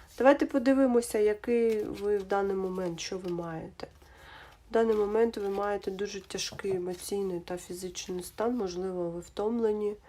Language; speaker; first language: Ukrainian; non-native, local second language; Russian